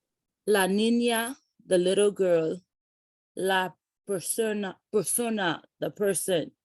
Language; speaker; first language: Spanish; non-native, learner; English